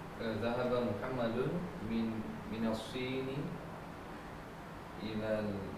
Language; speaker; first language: Arabic; non-native, learner; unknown